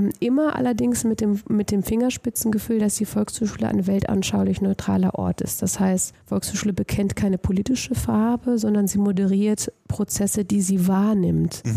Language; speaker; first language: German; native; German